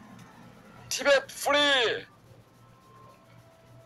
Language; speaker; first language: English; non-native, learner; Korean